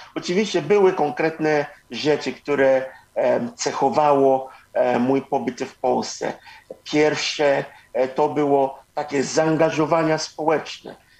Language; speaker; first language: Polish; non-native, fluent; Igbo